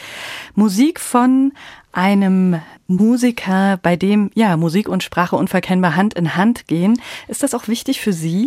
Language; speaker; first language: German; native; German